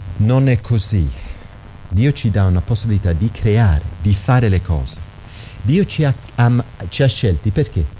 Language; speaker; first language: Italian; non-native, fluent; English